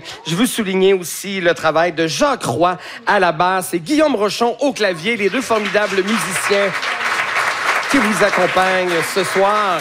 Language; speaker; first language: French; native; French